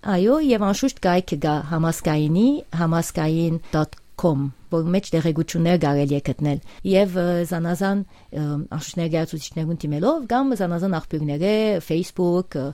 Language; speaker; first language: Armenian; early bilingual, heritage; Armenian